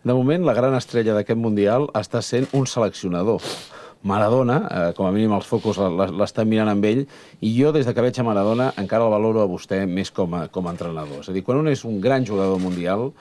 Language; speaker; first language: Catalan; native; Catalan